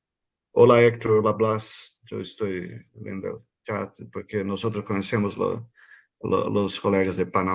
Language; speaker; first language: Spanish; non-native, fluent; Portuguese